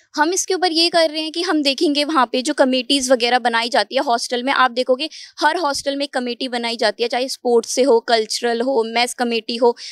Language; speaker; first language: Hindi; native; Hindi